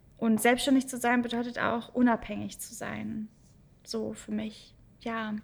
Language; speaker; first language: German; early bilingual, other home language; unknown